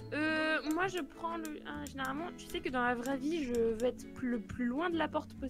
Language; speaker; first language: French; native; French